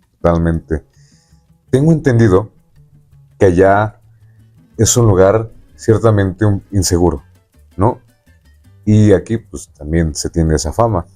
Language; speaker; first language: Spanish; native; Spanish